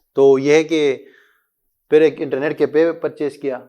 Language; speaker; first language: Urdu; non-native, local second language; Pashto